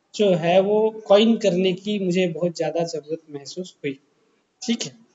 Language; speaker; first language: Hindi; non-native, local second language; Marathi